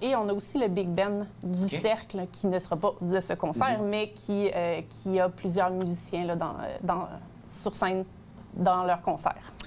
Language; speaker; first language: French; native; French